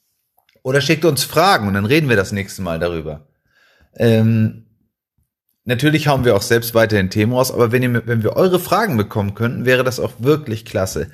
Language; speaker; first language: German; non-native, fluent; Spanish